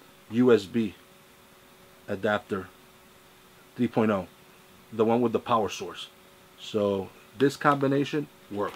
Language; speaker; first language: English; native; English